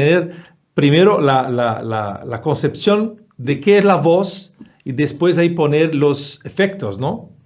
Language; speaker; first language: Spanish; non-native, fluent; Portuguese